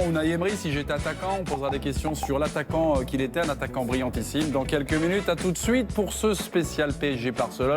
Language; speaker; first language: French; native; French